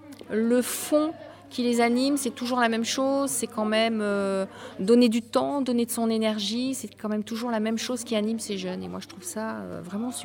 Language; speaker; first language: French; native; French